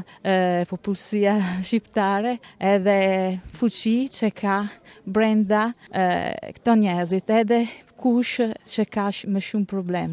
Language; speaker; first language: Albanian; non-native, learner; Italian